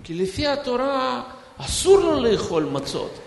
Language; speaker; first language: Hebrew; non-native, fluent; Russian